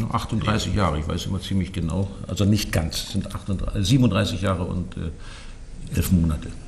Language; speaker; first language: German; native; German